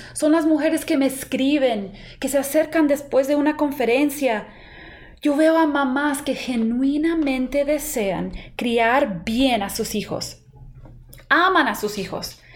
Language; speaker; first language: Spanish; non-native, fluent; English